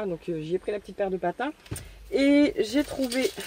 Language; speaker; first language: French; native; French